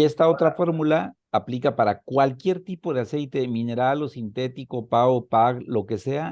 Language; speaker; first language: Spanish; native; Spanish